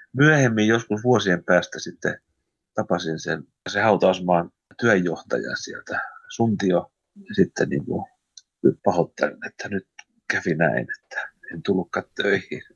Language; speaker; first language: Finnish; early bilingual, heritage; Finnish